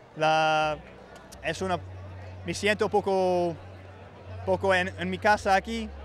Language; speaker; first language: Spanish; non-native, fluent; English